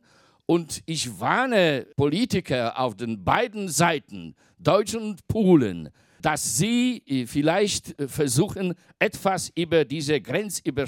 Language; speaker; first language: German; non-native, fluent; Polish